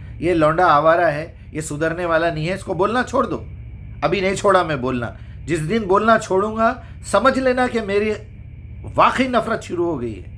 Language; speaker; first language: Urdu; native; Urdu